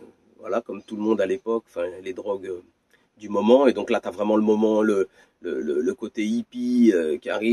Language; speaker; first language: French; native; French